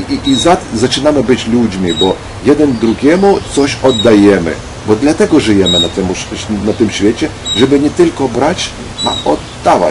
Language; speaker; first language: Polish; non-native, learner; Ukrainian